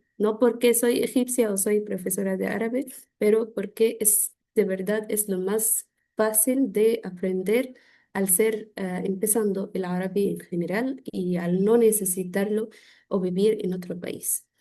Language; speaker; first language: Spanish; non-native, fluent; Arabic